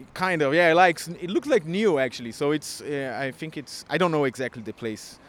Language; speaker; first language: English; non-native, fluent; Portuguese